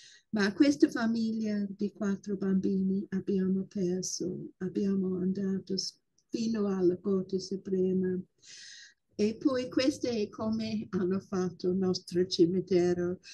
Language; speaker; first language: Italian; non-native, fluent; English